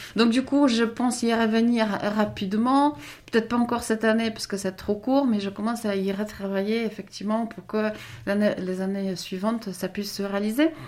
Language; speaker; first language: French; non-native, fluent; Polish